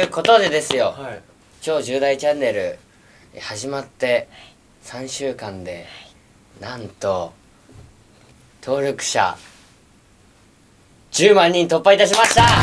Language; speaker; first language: Japanese; native; Japanese